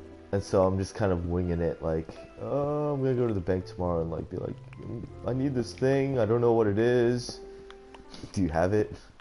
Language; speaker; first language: English; early bilingual, other home language; Chinese